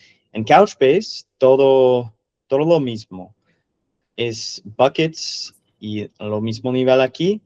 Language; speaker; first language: Spanish; non-native, learner; English